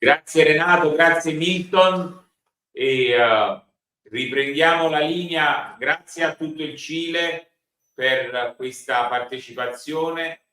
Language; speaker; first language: Italian; native; Italian